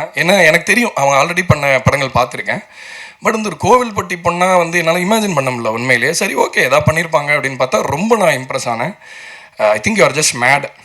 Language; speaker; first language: Tamil; native; Tamil